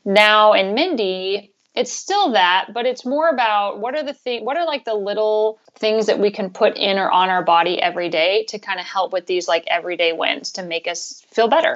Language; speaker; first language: English; native; English